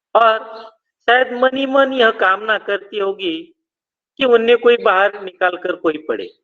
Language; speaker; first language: Hindi; non-native, local second language; Marathi